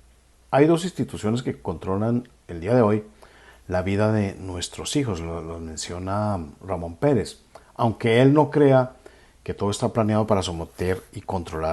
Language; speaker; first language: Spanish; native; Spanish